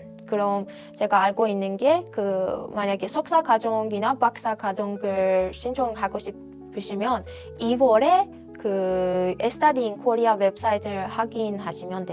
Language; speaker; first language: Korean; non-native, fluent; Persian